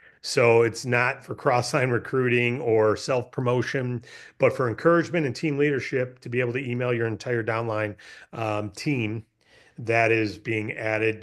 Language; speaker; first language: English; native; English